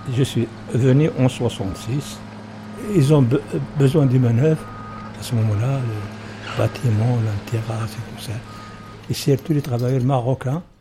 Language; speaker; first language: French; non-native, learner; Arabic